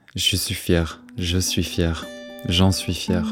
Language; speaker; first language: French; native; French